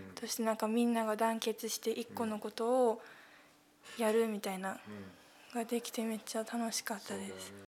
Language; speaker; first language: Japanese; early bilingual, heritage; Cantonese